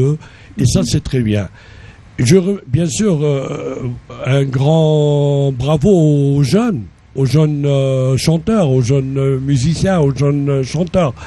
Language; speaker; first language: French; non-native, local second language; Arabic